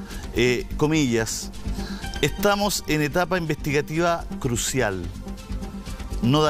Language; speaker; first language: Spanish; native; Spanish